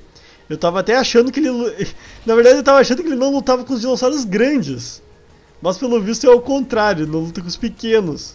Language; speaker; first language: Portuguese; native; Portuguese